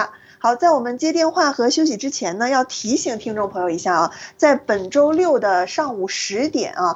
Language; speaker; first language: Chinese; native; Chinese